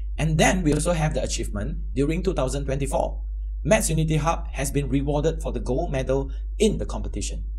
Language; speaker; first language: English; native; English